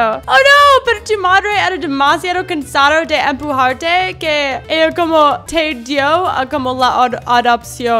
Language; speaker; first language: Spanish; non-native, learner; English